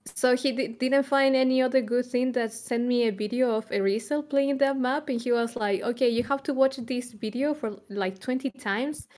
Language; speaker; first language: English; non-native, fluent; Spanish